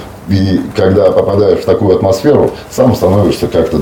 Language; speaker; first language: Russian; native; Russian